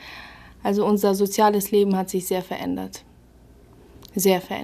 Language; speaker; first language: German; early bilingual, other home language; Russian